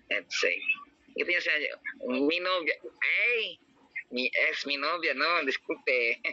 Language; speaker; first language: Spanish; non-native, learner; Filipino